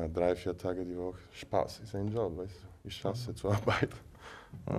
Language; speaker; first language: German; non-native, learner; Italian